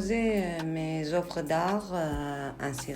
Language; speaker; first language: French; non-native, learner; Arabic